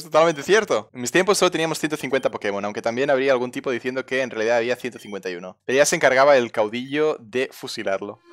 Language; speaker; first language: Spanish; native; Spanish